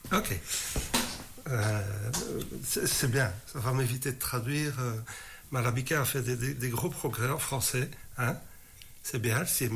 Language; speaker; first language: French; native; French